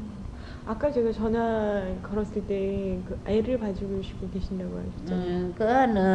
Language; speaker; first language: Korean; native; Korean